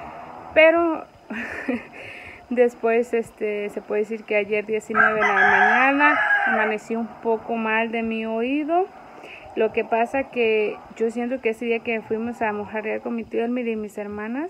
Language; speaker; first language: Spanish; native; Spanish